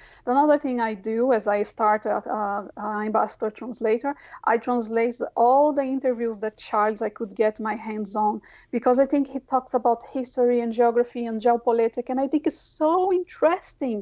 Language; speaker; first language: English; non-native, fluent; Portuguese